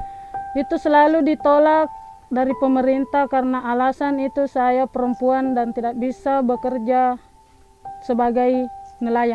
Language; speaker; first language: Indonesian; non-native, local second language; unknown